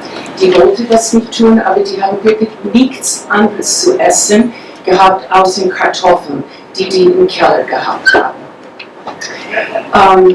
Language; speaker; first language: German; non-native, fluent; English